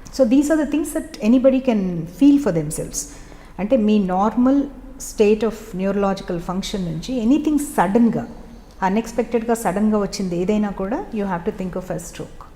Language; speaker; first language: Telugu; native; Telugu